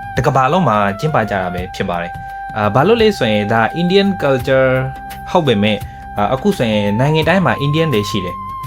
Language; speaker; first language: Burmese; non-native, local second language; Hindi